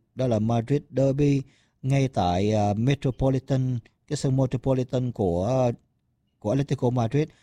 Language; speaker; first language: Vietnamese; early bilingual, heritage; Vietnamese